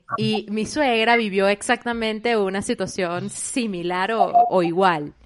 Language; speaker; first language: Spanish; native; Spanish